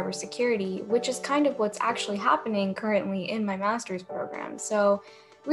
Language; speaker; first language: English; native; English